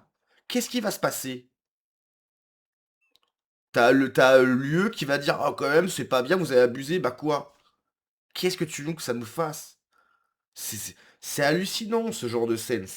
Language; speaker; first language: French; native; French